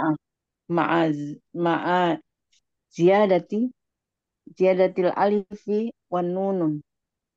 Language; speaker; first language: Arabic; non-native, learner; Indonesian